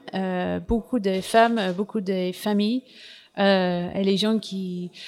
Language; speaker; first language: French; non-native, fluent; English